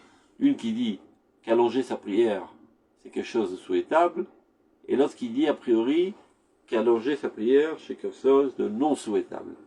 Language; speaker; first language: French; native; French